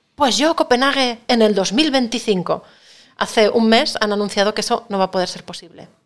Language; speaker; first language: Spanish; native; Spanish